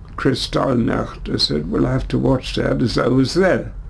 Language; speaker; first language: English; early bilingual, other home language; German